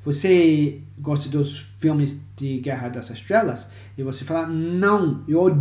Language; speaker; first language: Portuguese; non-native, fluent; English